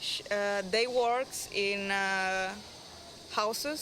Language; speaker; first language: English; non-native, learner; Spanish